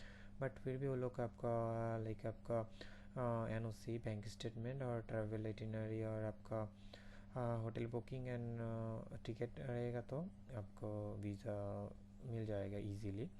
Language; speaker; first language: Hindi; non-native, fluent; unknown